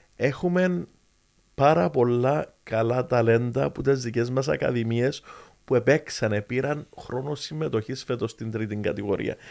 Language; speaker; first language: Greek; native; Greek